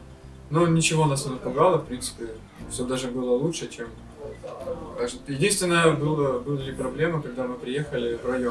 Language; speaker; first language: Russian; native; Russian